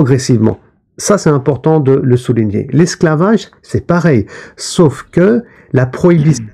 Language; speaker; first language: French; native; French